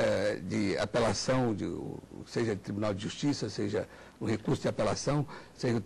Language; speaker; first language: Portuguese; native; Portuguese